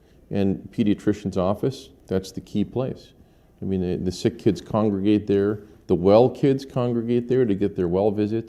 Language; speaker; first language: English; native; English